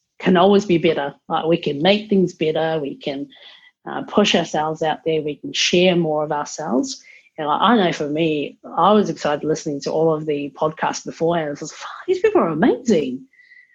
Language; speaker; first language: English; native; English